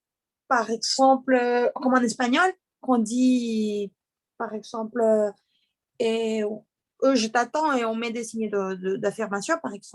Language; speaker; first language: French; non-native, fluent; Spanish